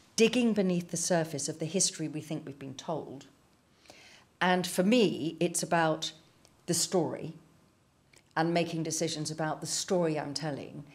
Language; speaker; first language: English; native; English